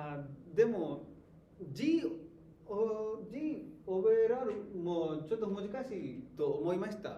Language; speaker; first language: Japanese; non-native, learner; Hindi